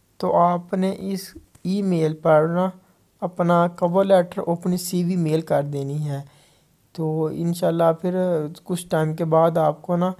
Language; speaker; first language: Urdu; non-native, local second language; Punjabi